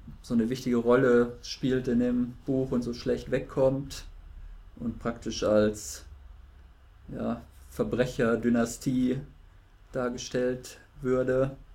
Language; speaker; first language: German; native; German